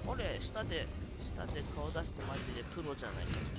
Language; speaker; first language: Japanese; native; Japanese